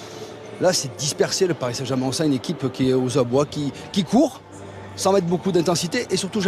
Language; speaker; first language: French; native; French